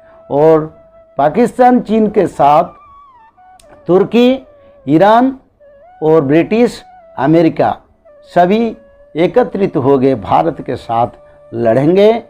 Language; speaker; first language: Hindi; non-native, local second language; Odia